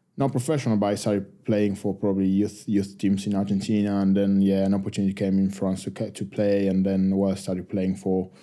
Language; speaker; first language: English; non-native, fluent; Spanish